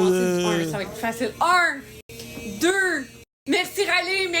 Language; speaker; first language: French; native; French